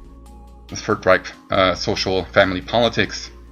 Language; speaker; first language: English; non-native, fluent; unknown